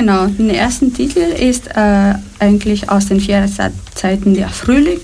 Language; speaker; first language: German; non-native, fluent; Romanian